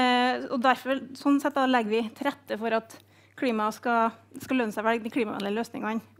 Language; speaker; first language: Norwegian; native; Norwegian